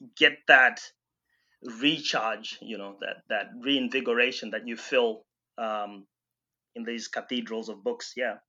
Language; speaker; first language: English; non-native, local second language; Shona